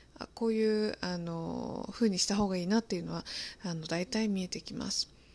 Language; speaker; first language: Japanese; native; Japanese